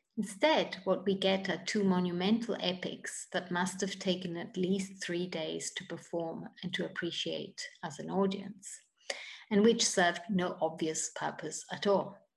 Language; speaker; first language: English; non-native, fluent; Italian